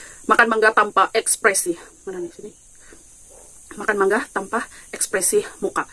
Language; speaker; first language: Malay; non-native, local second language; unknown